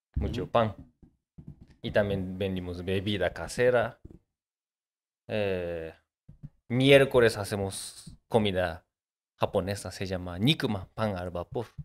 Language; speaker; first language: Spanish; non-native, learner; Japanese